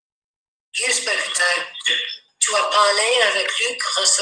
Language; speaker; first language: French; non-native, learner; English